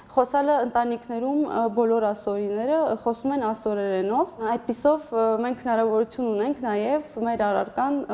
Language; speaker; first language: Armenian; non-native, local second language; Assyrian Neo-Aramaic